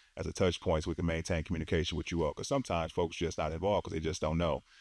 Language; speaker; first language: English; native; English